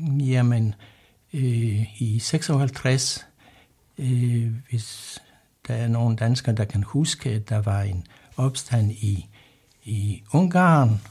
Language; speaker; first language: Danish; non-native, fluent; Polish